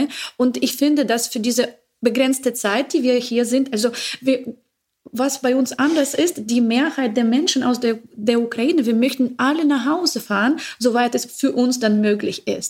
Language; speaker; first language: German; non-native, fluent; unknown